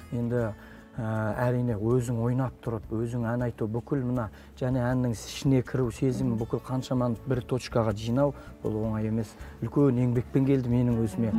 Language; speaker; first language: Kazakh; early bilingual, heritage; Kazakh